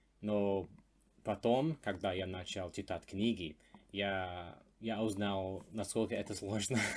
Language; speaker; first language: Russian; non-native, fluent; English